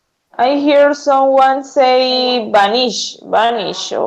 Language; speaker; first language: English; non-native, learner; Spanish